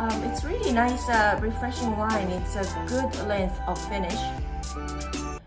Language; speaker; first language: English; non-native, fluent; Japanese